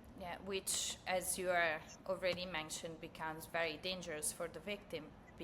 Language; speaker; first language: English; non-native, fluent; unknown